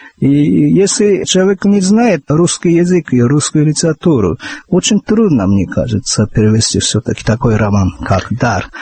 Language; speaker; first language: Russian; non-native, fluent; Japanese